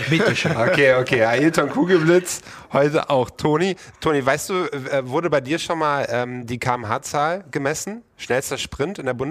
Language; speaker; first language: German; native; German